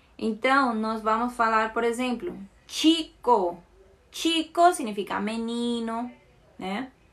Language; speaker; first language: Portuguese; non-native, fluent; Spanish